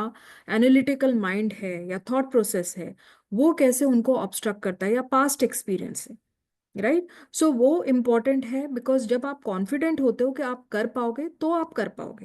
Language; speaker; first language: Hindi; native; Hindi